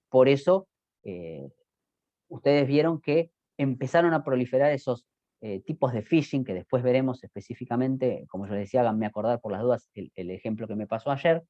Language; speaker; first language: Spanish; native; Spanish